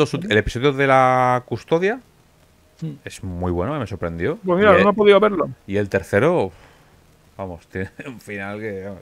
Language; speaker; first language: Spanish; native; Spanish